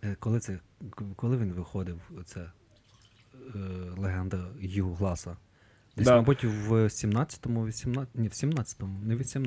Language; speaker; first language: Ukrainian; native; Ukrainian